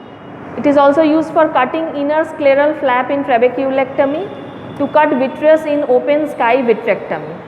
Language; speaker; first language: English; non-native, local second language; Bangla